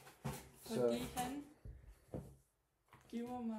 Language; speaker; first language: Danish; non-native, learner; German